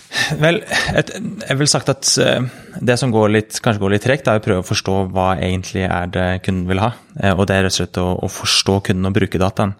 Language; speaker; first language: Norwegian; native; Norwegian